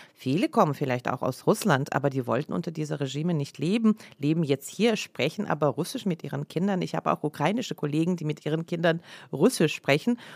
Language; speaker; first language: German; non-native, fluent; Russian